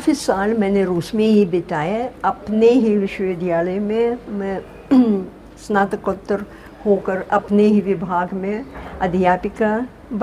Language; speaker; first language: Hindi; non-native, fluent; Russian